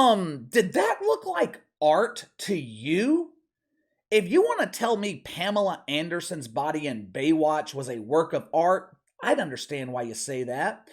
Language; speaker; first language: English; native; English